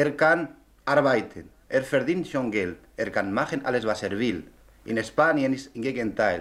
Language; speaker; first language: German; non-native, learner; Spanish